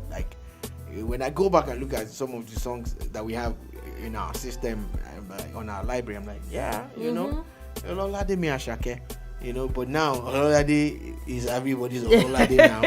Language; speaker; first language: English; non-native, local second language; Yoruba